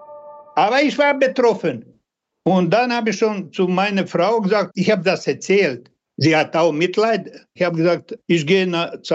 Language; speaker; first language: German; non-native, learner; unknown